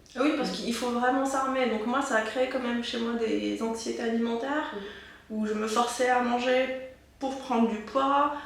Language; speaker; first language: French; non-native, local second language; Arabic